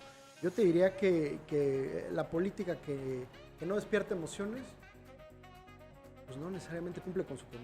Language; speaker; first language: Spanish; native; Spanish